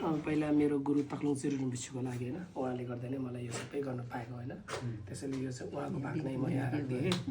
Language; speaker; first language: Nepali; non-native, local second language; Sherpa